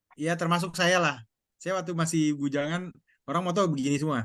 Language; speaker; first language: Indonesian; native; Indonesian